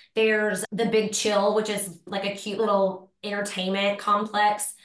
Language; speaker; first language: English; native; English